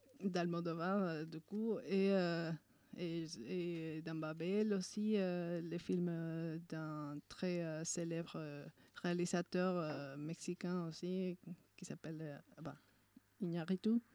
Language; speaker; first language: French; non-native, fluent; Spanish